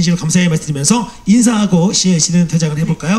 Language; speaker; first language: Korean; native; Korean